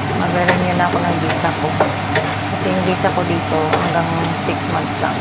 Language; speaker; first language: Filipino; non-native, local second language; Cebuano